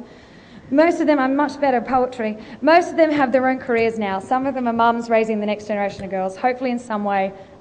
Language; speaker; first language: English; native; English